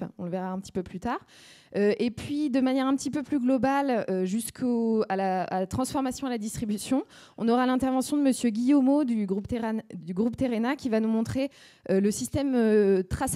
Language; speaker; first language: French; native; French